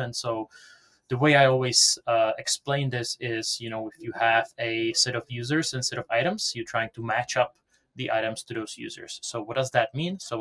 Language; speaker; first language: English; non-native, fluent; Czech